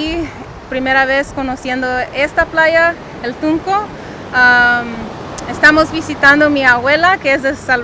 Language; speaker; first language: Spanish; early bilingual, heritage; Spanish